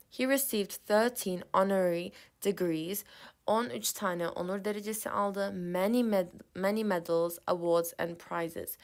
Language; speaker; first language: English; non-native, fluent; Turkish